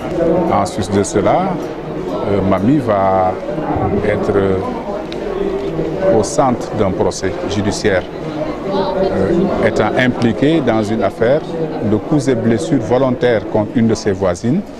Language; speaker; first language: French; non-native, local second language; Wolof